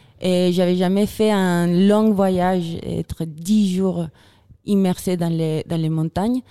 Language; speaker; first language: French; non-native, fluent; Spanish